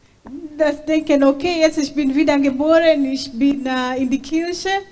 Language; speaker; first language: German; non-native, learner; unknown